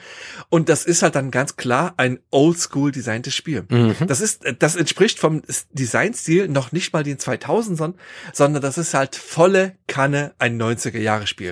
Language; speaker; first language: German; native; German